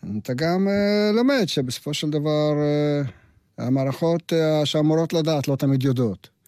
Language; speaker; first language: Hebrew; non-native, fluent; Russian